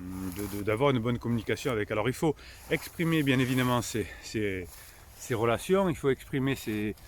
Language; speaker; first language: French; native; French